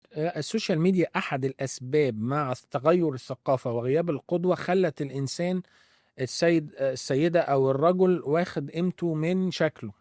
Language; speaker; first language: Arabic; native; Arabic